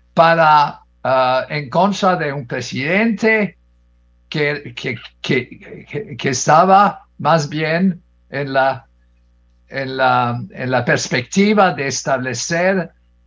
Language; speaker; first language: Spanish; non-native, fluent; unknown